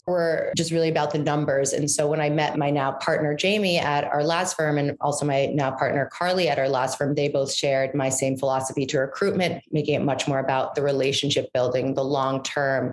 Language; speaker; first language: English; native; English